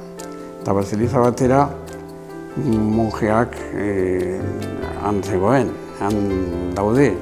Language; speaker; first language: Basque; non-native, local second language; Spanish